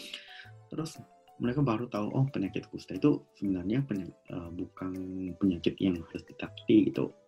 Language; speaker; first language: Indonesian; non-native, local second language; Japanese